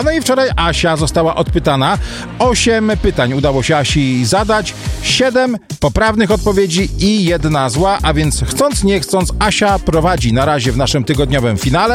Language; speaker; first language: Polish; native; Polish